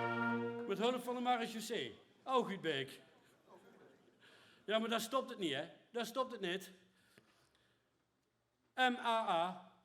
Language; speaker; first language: Dutch; native; Dutch